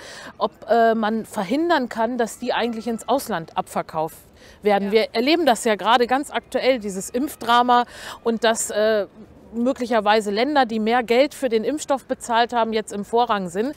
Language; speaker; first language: German; native; German